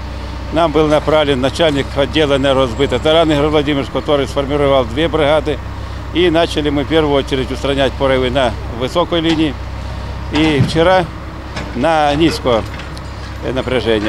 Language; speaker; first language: Russian; native; Russian